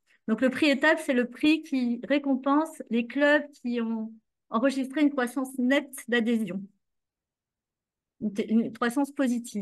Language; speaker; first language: French; native; French